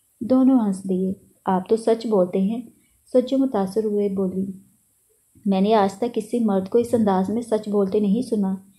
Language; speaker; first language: Urdu; native; Urdu